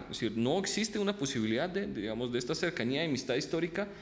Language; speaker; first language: Spanish; early bilingual, other home language; Russian